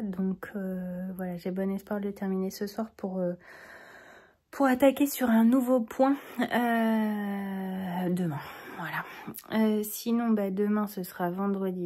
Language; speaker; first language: French; native; French